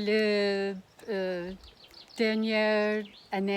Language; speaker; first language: French; non-native, learner; English